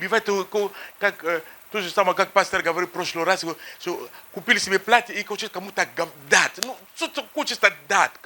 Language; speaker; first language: Russian; non-native, fluent; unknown